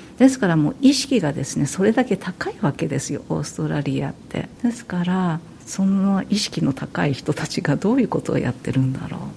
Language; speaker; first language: Japanese; early bilingual, heritage; Japanese